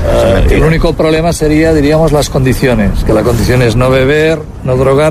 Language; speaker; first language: Spanish; native; Spanish